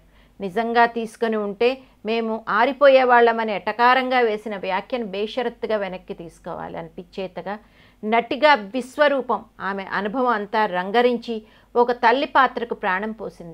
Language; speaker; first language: Telugu; native; Telugu